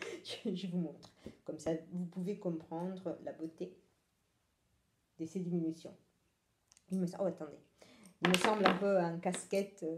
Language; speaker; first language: French; non-native, fluent; Italian